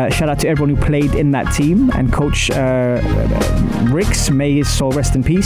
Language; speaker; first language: English; native; English